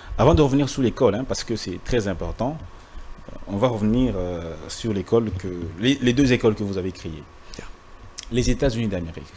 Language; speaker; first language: French; non-native, local second language; Lingala